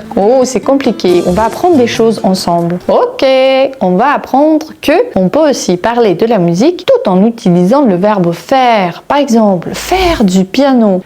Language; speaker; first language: French; non-native, fluent; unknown